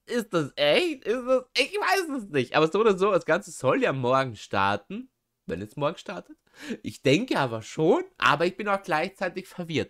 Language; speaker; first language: German; native; German